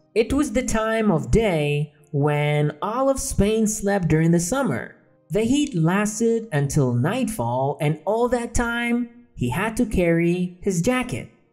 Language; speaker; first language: English; non-native, fluent; Central Kurdish